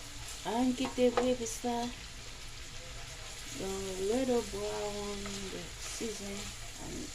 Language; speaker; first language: English; non-native, learner; Haitian Creole